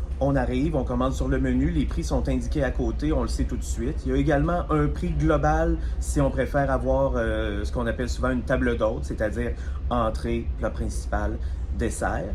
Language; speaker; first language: French; native; French